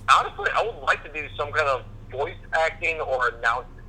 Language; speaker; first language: English; native; English